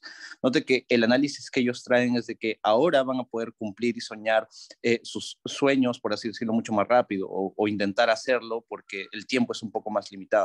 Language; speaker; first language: Spanish; native; Spanish